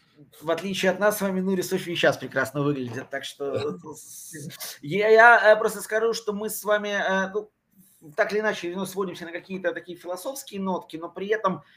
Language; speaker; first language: Russian; native; Russian